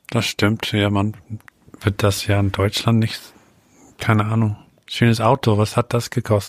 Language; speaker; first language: German; non-native, fluent; English